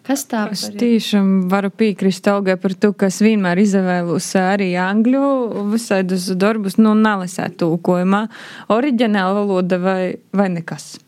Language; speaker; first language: Latvian; native; Latvian